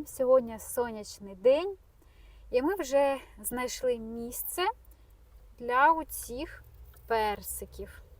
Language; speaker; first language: Ukrainian; non-native, local second language; Russian